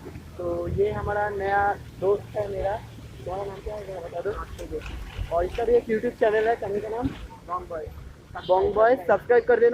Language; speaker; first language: Hindi; non-native, local second language; Bangla